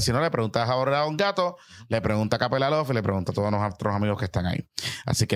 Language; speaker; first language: Spanish; native; Spanish